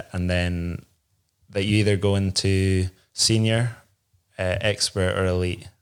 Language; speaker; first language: English; native; English